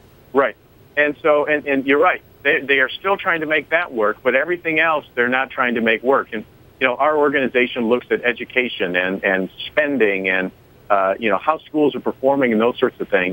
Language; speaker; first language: English; native; English